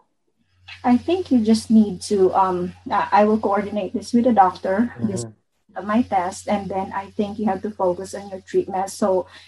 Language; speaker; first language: English; non-native, local second language; Bikol